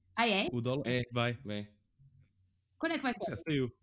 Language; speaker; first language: Portuguese; native; Portuguese